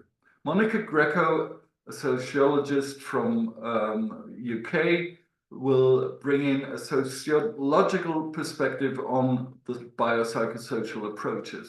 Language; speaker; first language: English; non-native, fluent; German